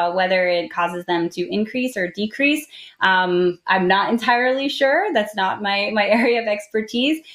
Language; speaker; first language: English; native; English